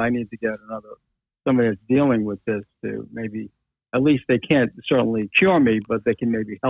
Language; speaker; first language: English; native; English